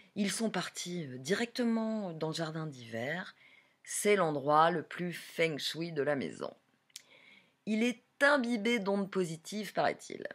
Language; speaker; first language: French; native; French